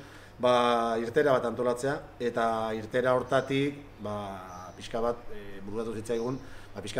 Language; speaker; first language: Basque; native; Basque